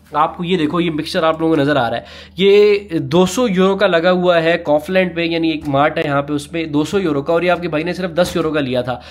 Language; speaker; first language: Urdu; non-native, local second language; Punjabi